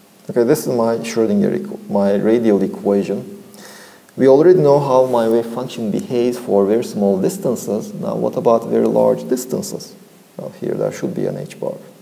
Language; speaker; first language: English; non-native, fluent; Turkish